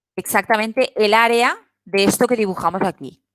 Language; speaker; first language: Spanish; non-native, local second language; Catalan